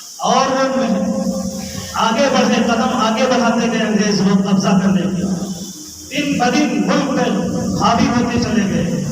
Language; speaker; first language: Urdu; native; Urdu